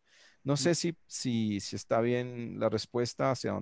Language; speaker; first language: Spanish; native; Spanish